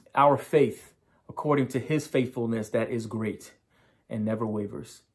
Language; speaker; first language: English; native; English